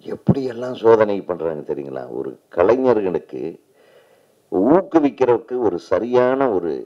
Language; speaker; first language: Tamil; native; Tamil